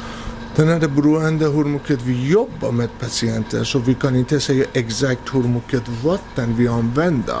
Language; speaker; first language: Swedish; non-native, learner; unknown